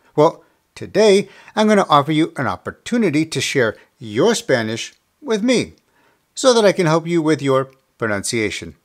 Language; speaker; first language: English; early bilingual, other home language; Spanish